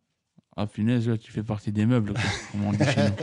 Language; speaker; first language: French; native; French